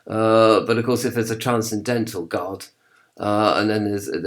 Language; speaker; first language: English; native; English